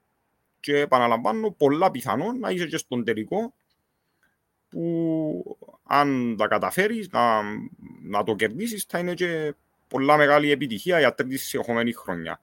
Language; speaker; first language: Greek; native; Greek